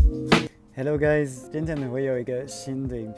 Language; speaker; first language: Chinese; non-native, fluent; French